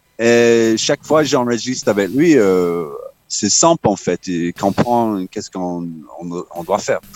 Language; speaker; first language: French; non-native, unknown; English